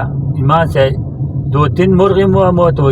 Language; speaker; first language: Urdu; non-native, local second language; Pashto